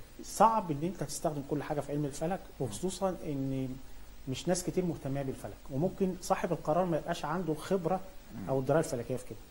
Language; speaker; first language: Arabic; native; Arabic